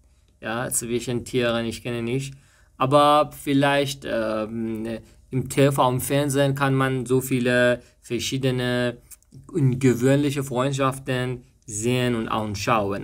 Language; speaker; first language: German; non-native, fluent; Persian